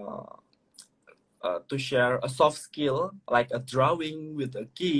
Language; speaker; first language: English; non-native, learner; Indonesian